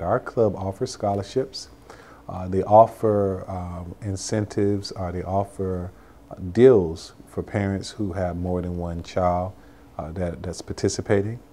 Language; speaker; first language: English; native; English